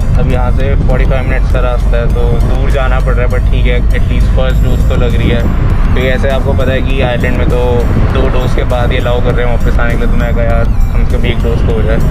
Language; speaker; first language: Hindi; native; Hindi